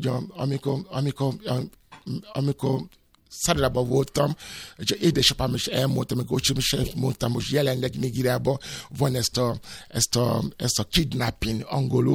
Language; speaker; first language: Hungarian; non-native, fluent; Yoruba